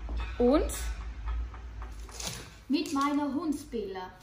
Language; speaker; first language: German; non-native, learner; Dutch